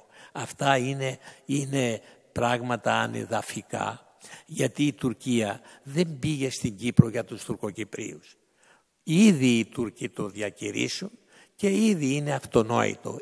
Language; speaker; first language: Greek; native; Greek